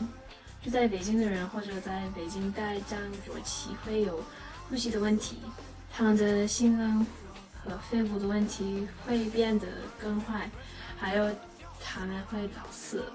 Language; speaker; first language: Chinese; non-native, learner; English